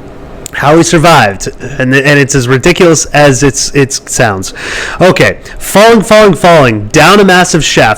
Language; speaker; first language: English; native; English